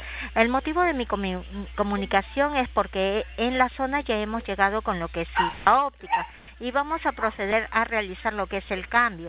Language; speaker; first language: Spanish; native; Spanish